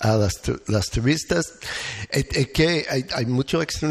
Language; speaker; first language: Spanish; non-native, learner; English